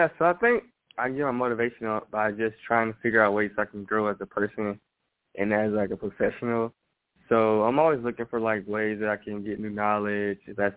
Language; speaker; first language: English; native; English